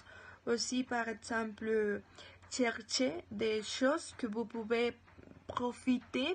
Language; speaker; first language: French; non-native, learner; Spanish